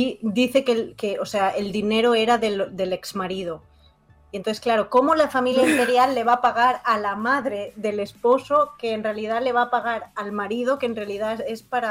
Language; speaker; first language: Spanish; native; Spanish